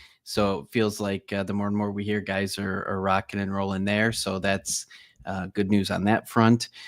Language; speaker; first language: English; native; English